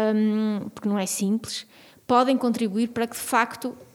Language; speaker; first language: Portuguese; native; Portuguese